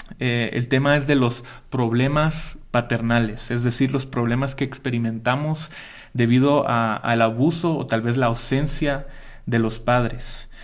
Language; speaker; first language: Spanish; early bilingual, heritage; Spanish